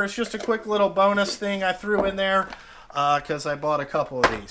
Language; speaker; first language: English; native; English